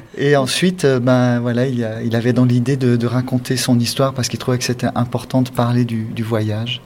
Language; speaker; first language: French; native; French